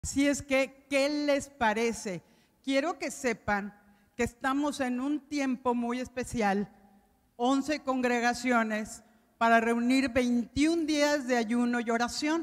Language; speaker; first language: Spanish; native; Spanish